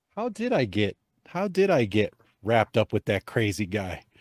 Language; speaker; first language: English; native; English